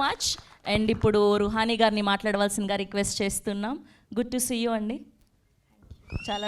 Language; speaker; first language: Telugu; native; Telugu